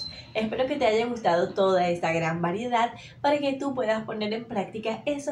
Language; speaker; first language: Spanish; native; Spanish